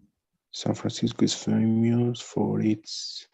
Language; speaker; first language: English; non-native, learner; Spanish